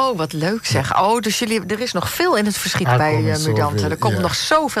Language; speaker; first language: Dutch; native; Dutch